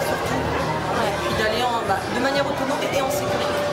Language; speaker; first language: French; native; French